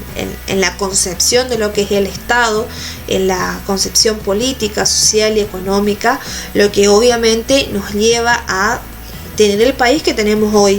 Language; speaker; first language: Spanish; native; Spanish